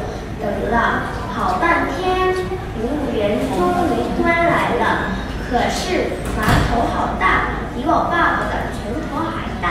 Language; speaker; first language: Chinese; non-native, learner; Korean